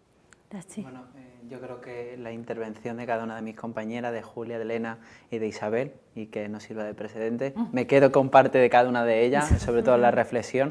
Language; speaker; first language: Spanish; native; Spanish